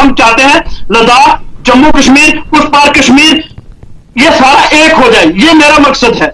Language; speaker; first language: Hindi; non-native, local second language; Kashmiri